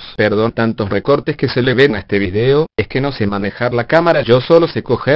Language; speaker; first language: Spanish; native; Spanish